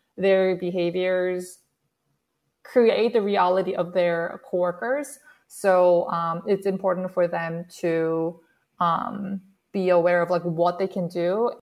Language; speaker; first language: English; non-native, fluent; Korean